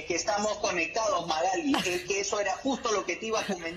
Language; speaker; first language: Spanish; native; Spanish